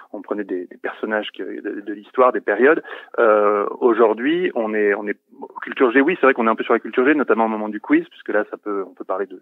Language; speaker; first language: French; native; French